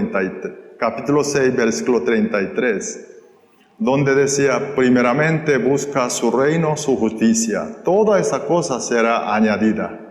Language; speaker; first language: Spanish; non-native, fluent; Korean